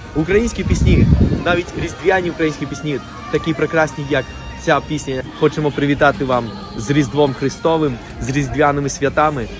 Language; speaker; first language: Ukrainian; non-native, fluent; Spanish